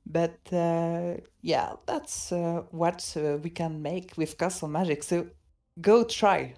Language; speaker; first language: English; non-native, fluent; French